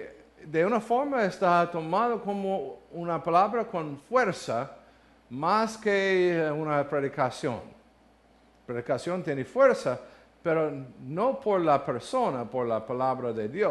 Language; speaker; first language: Spanish; non-native, learner; English